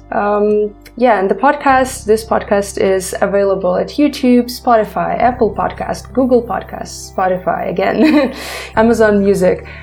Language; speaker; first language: English; non-native, fluent; Ukrainian